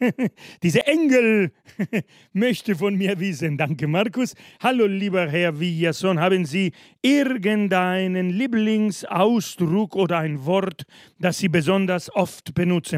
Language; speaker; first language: German; non-native, fluent; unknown